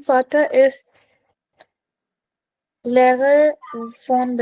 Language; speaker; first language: German; non-native, learner; Urdu